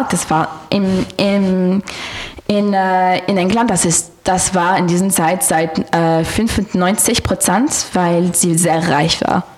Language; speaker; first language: German; non-native, learner; French